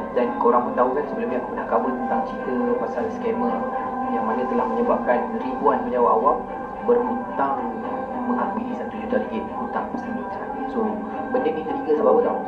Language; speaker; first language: Malay; native; Malay